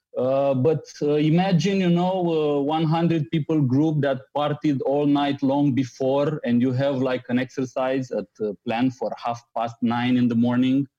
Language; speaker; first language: English; non-native, fluent; Romanian